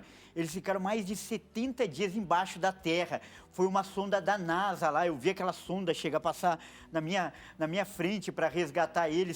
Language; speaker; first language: Portuguese; native; Portuguese